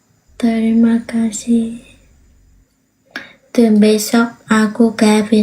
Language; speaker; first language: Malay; non-native, learner; Vietnamese